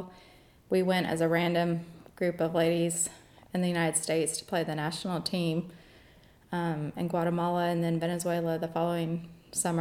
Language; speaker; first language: English; native; English